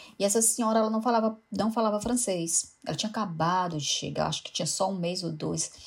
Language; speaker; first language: Portuguese; native; Portuguese